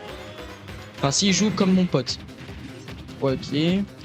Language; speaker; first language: French; native; French